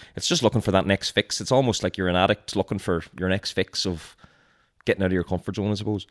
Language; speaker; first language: English; native; English